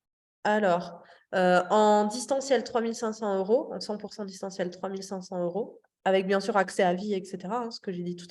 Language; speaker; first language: French; native; French